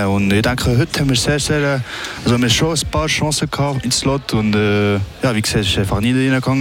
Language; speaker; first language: German; non-native, local second language; French